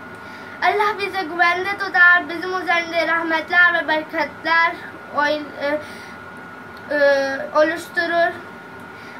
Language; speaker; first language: Turkish; non-native, learner; Urdu